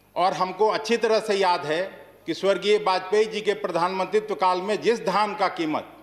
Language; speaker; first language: Hindi; native; Hindi